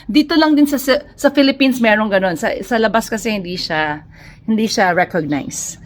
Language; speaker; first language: Filipino; non-native, local second language; Cebuano